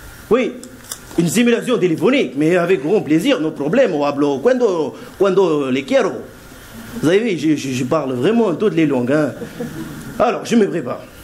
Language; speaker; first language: French; native; French